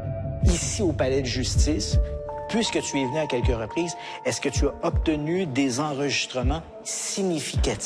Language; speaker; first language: French; native; French